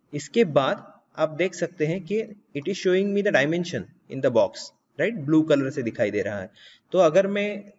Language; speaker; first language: Hindi; native; Hindi